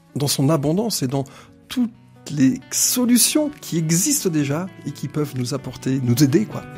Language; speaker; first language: French; native; French